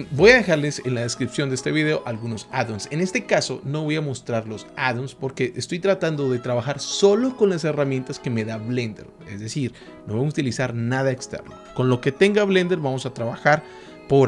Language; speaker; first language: Spanish; native; Spanish